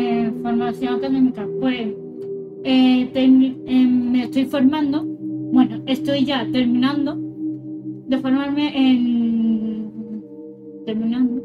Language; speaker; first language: Spanish; early bilingual, other home language; Russian